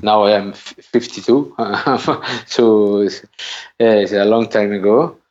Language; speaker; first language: English; non-native, learner; Italian